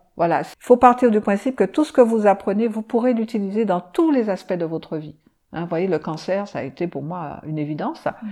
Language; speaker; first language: French; native; French